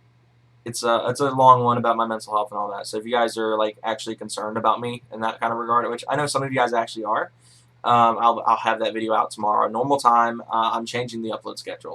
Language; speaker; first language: English; native; English